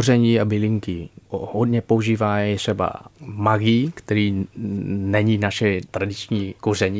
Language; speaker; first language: Czech; non-native, fluent; Vietnamese